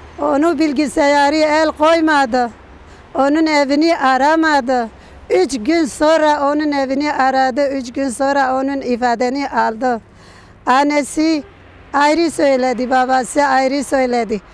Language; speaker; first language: Turkish; non-native, local second language; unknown